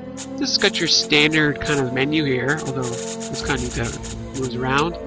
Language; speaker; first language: English; native; English